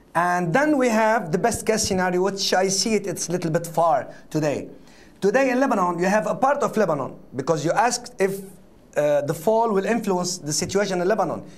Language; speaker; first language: English; non-native, fluent; Arabic